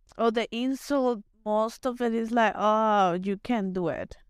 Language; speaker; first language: English; non-native, fluent; Spanish